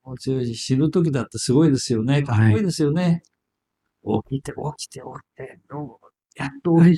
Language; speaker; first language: Japanese; native; Japanese